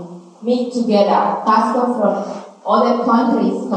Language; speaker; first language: English; non-native, learner; Spanish